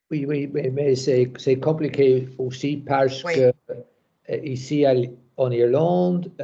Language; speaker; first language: French; non-native, learner; English